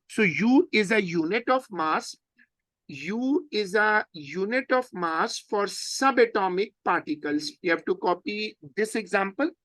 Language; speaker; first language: English; non-native, local second language; Urdu